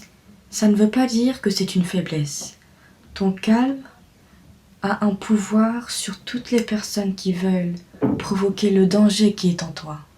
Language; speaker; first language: French; native; French